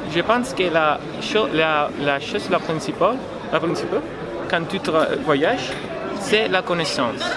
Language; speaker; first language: French; non-native, learner; Italian